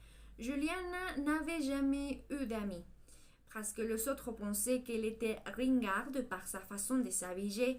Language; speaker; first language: French; non-native, learner; Spanish